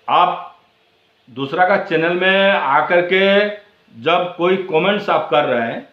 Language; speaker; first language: Hindi; non-native, local second language; Bangla